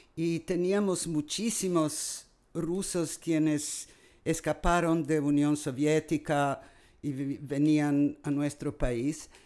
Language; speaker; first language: Spanish; non-native, fluent; Serbian